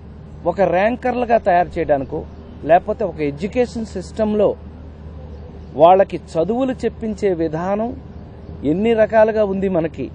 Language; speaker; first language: Telugu; native; Telugu